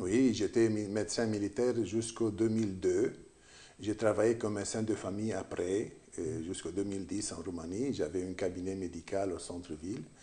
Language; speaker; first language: French; non-native, fluent; Romanian